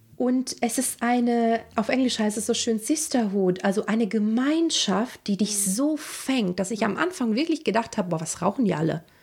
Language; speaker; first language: German; non-native, fluent; Italian